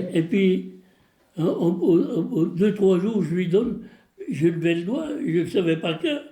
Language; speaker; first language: French; early bilingual, other home language; Italian